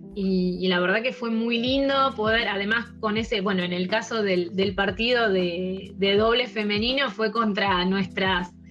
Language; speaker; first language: Spanish; early bilingual, heritage; French